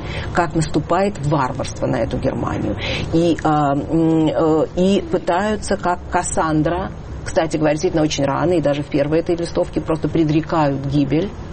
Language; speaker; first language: Russian; native; Russian